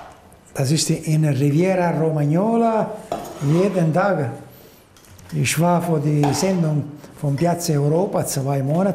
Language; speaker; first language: German; non-native, learner; Italian